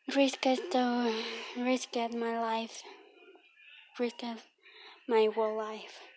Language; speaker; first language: English; non-native, learner; Spanish